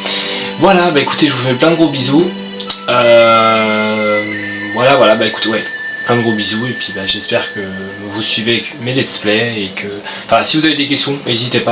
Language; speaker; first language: French; native; French